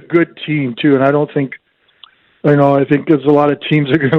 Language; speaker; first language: English; native; English